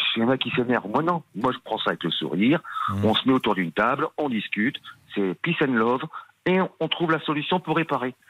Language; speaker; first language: French; native; French